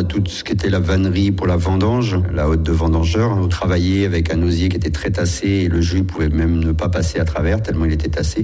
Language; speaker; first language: French; native; French